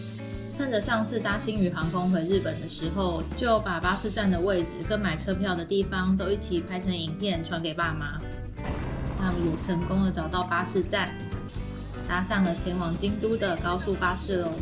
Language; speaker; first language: Chinese; native; Chinese